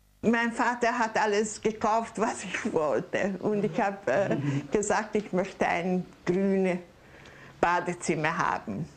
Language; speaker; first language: German; non-native, fluent; Hungarian